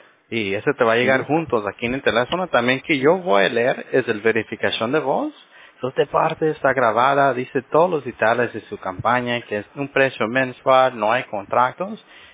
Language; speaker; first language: Spanish; early bilingual, heritage; Spanish